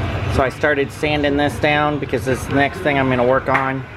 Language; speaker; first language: English; native; English